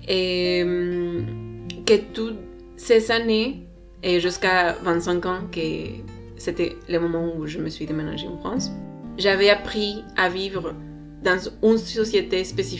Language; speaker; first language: French; non-native, learner; Spanish